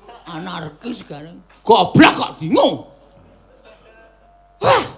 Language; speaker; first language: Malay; non-native, local second language; Javanese